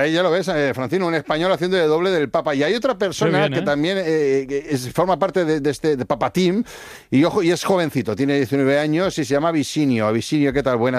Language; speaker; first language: Spanish; native; Spanish